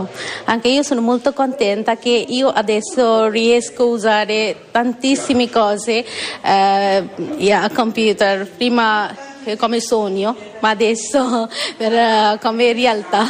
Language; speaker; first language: Italian; non-native, learner; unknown